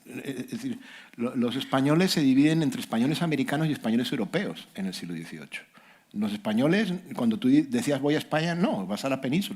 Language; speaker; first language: Spanish; native; Spanish